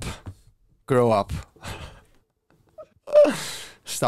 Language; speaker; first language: English; native; English